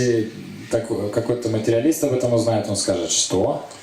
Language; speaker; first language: Russian; native; Russian